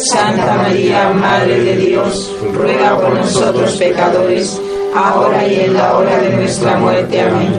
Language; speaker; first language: Spanish; native; Spanish